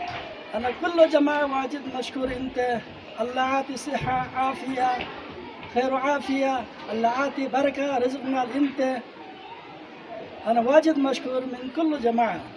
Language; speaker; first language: Arabic; non-native, learner; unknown